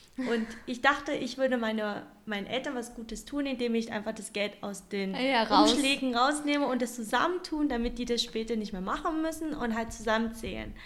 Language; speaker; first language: German; non-native, fluent; Vietnamese